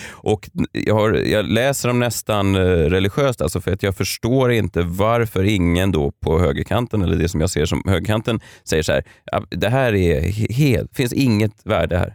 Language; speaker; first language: Swedish; native; Swedish